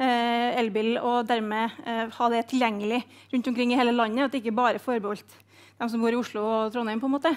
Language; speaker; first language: Norwegian; native; Norwegian